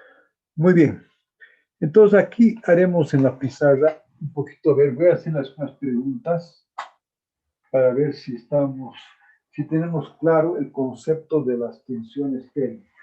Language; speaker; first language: Spanish; native; Spanish